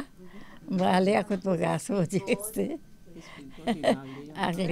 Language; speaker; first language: French; non-native, learner; Morisyen